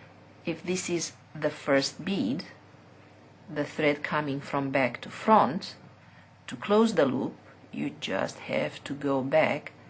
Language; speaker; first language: English; non-native, fluent; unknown